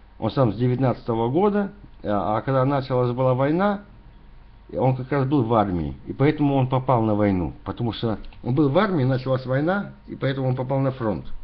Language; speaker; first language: Russian; native; Russian